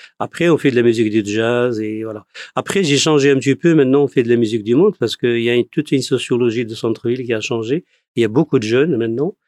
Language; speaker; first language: French; non-native, fluent; Arabic